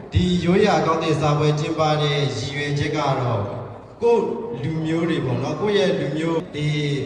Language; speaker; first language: Burmese; non-native, local second language; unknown